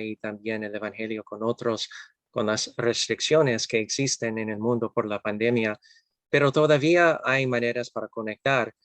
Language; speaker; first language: Spanish; non-native, fluent; English